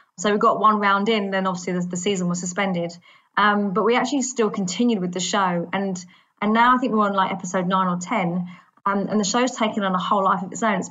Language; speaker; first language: English; native; English